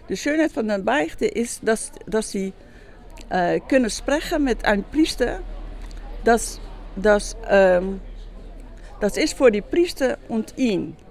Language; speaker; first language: German; non-native, learner; Dutch